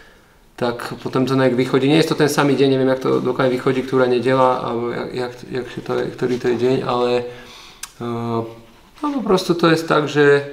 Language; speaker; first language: Polish; non-native, learner; Slovak